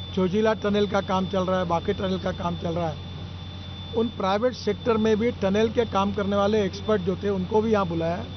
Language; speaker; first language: Hindi; non-native, local second language; Marathi